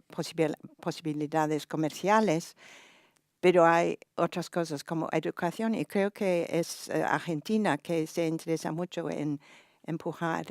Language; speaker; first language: Spanish; non-native, fluent; English